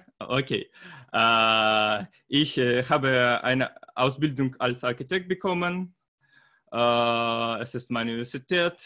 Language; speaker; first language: German; non-native, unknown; Russian